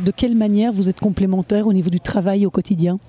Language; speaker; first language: French; native; French